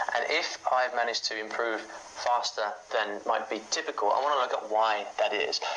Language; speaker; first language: English; native; English